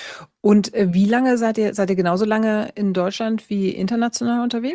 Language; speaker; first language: German; native; German